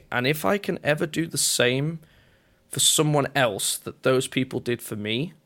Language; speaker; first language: English; native; English